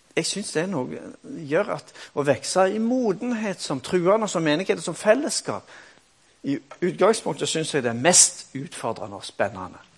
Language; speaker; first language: Norwegian; native; Norwegian